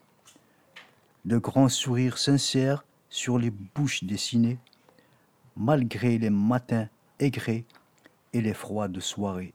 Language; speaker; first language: French; non-native, local second language; Kabyle